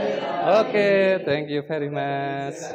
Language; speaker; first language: English; non-native, learner; Indonesian